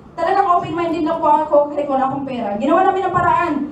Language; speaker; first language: Filipino; non-native, local second language; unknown